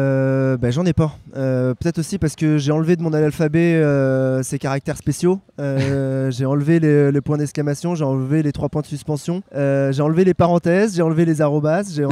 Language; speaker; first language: French; native; French